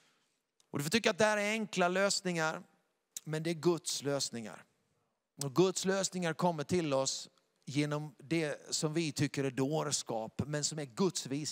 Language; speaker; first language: Swedish; native; Swedish